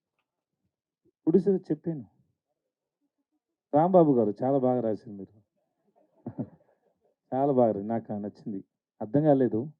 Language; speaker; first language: Telugu; non-native, learner; Tamil